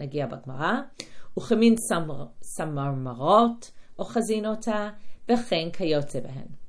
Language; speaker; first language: Hebrew; non-native, fluent; English